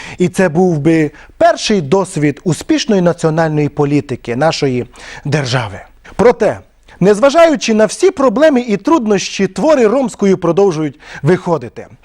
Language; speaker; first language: Ukrainian; non-native, local second language; Romany